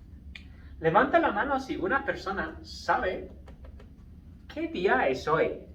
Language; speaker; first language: Spanish; non-native, fluent; English